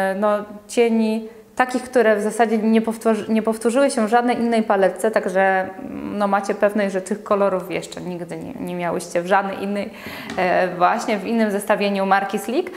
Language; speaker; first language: Polish; native; Polish